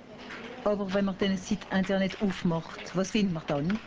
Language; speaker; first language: German; non-native, local second language; French